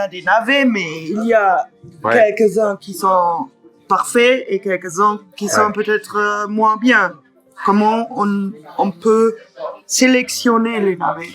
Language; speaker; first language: French; non-native, fluent; German